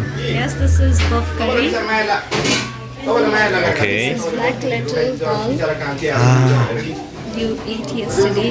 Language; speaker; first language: English; non-native, fluent; Nepali